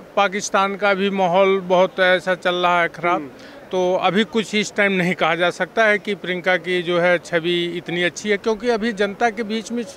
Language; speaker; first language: Hindi; native; Hindi